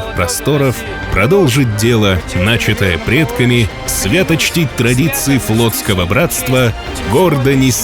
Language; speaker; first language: Russian; native; Russian